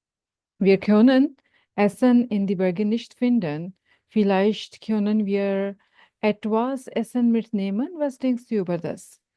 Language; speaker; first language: German; non-native, fluent; Urdu